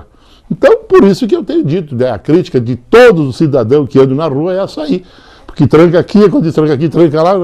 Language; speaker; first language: Portuguese; native; Portuguese